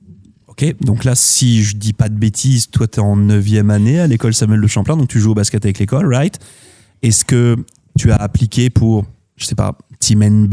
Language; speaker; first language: French; native; French